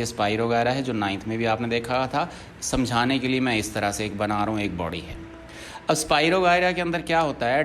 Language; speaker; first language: Hindi; native; Hindi